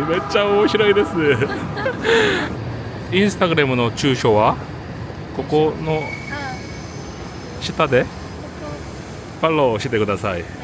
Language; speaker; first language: Japanese; non-native, learner; Korean